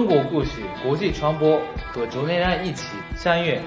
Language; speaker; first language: Chinese; non-native, fluent; Japanese